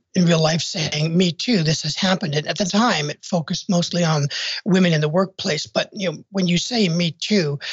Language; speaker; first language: English; native; English